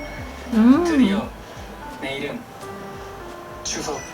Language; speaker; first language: Korean; non-native, fluent; Japanese